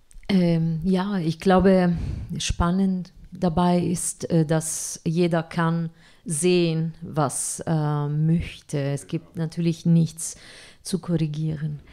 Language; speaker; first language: German; non-native, fluent; Italian